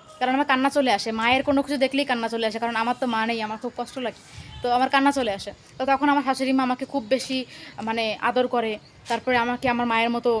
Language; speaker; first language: Bangla; native; Bangla